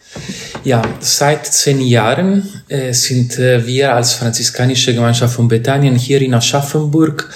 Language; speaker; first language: German; non-native, fluent; Italian